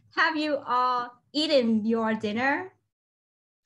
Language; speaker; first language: English; non-native, fluent; Vietnamese